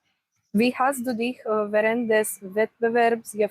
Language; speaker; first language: German; non-native, learner; Croatian